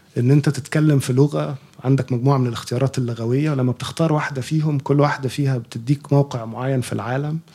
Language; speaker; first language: Arabic; native; Arabic